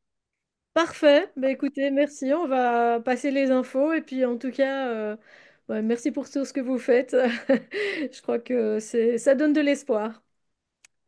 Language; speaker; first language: French; native; French